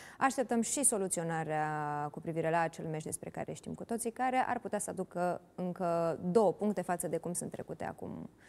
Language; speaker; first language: Romanian; native; Romanian